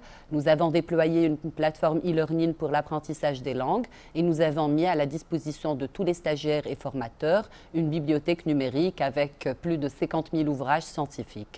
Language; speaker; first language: French; non-native, local second language; Arabic